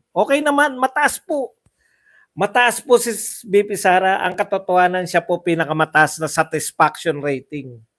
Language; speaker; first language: Filipino; non-native, local second language; Cebuano